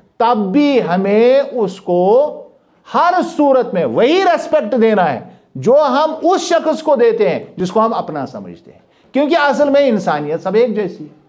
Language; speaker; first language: Urdu; non-native, local second language; Kashmiri